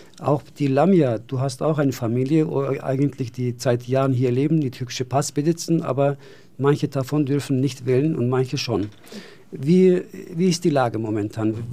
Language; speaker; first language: German; non-native, fluent; Turkish